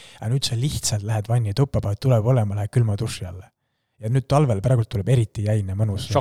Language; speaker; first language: Estonian; native; Estonian